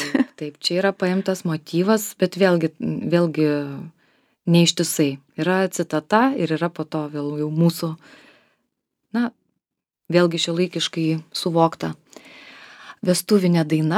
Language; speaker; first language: Lithuanian; native; Lithuanian